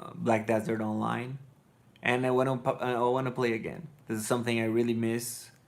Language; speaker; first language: English; non-native, fluent; Portuguese